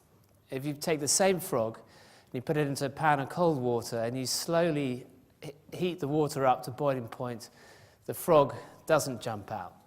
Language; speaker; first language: English; native; English